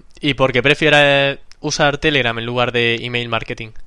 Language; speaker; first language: Spanish; native; Spanish